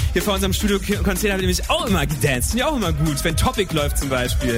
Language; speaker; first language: German; native; German